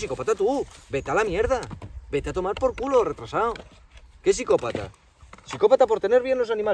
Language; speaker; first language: Spanish; native; Spanish